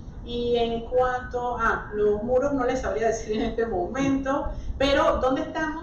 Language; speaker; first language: Spanish; native; Spanish